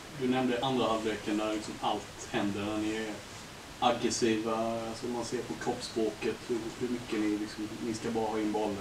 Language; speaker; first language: Swedish; native; Swedish